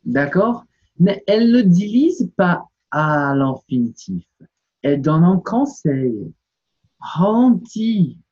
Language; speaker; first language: French; non-native, fluent; Portuguese